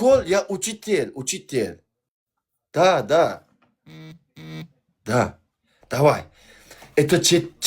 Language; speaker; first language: Russian; non-native, learner; Turkmen